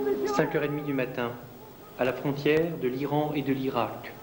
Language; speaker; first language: French; native; French